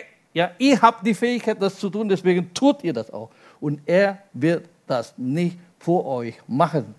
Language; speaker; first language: German; non-native, fluent; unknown